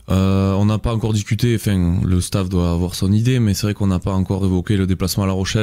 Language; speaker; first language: French; native; French